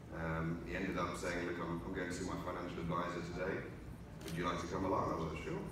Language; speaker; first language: English; native; English